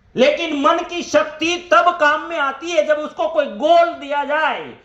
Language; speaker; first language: Hindi; non-native, local second language; Gujarati